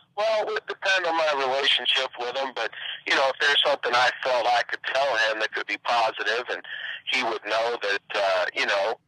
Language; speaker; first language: English; native; English